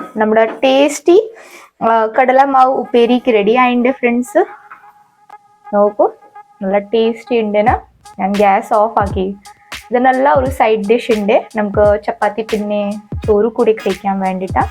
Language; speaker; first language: Malayalam; non-native, fluent; Hindi